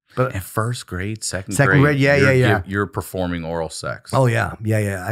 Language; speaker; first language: English; native; English